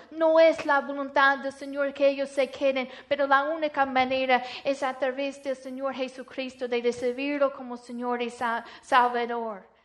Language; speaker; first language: Spanish; non-native, fluent; English